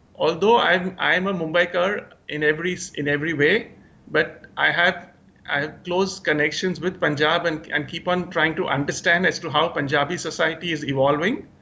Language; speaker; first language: English; early bilingual, other home language; Hindi